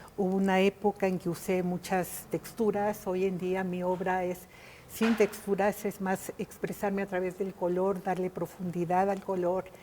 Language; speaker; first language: Spanish; native; Spanish